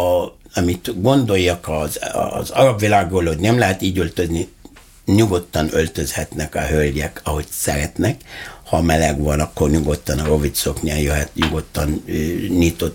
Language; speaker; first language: Hungarian; non-native, fluent; Arabic